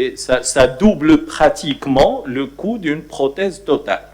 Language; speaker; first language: French; non-native, local second language; Arabic